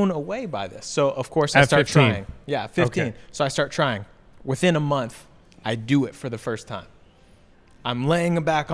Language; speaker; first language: English; native; English